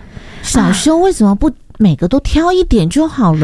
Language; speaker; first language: Chinese; native; Chinese